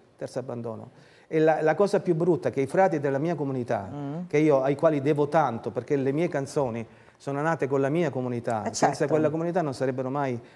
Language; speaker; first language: Italian; native; Italian